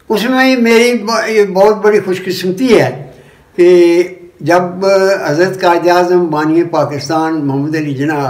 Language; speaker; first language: Urdu; native; Urdu